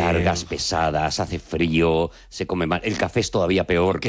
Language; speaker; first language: Spanish; native; Spanish